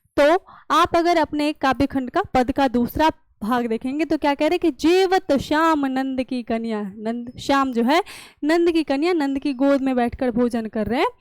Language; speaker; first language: Hindi; native; Hindi